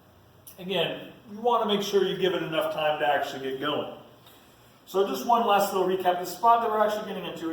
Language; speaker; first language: English; native; English